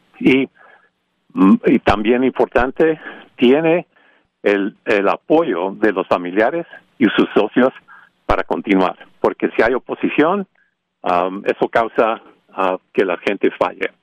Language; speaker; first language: Spanish; early bilingual, heritage; Spanish